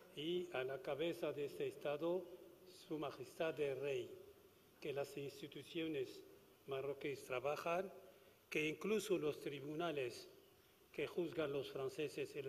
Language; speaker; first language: Spanish; non-native, fluent; Arabic